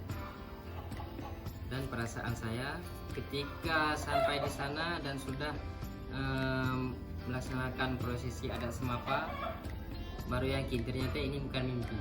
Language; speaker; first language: Indonesian; non-native, local second language; Achinese